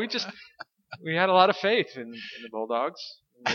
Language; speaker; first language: English; native; English